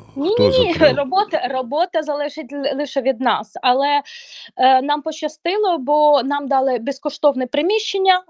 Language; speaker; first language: Ukrainian; non-native, local second language; Russian